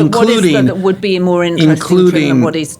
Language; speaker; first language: English; native; English